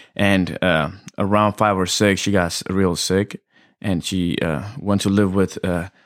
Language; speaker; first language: English; early bilingual, other home language; Amharic